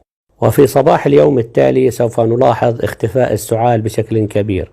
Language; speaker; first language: Arabic; native; Arabic